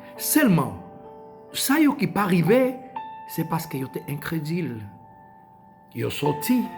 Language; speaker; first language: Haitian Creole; non-native, fluent; Spanish